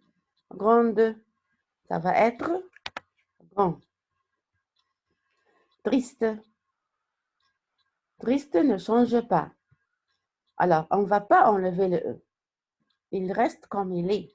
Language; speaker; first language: French; non-native, fluent; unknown